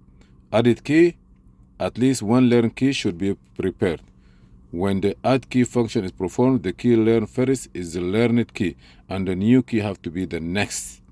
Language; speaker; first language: English; non-native, fluent; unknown